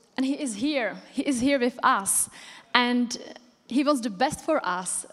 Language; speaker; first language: English; non-native, fluent; Czech